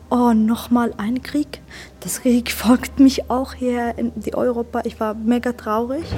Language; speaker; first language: German; non-native, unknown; Arabic